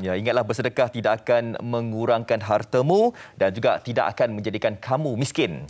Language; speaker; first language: Malay; native; Malay